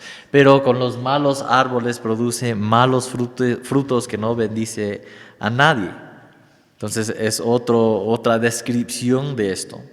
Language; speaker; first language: Spanish; non-native, fluent; English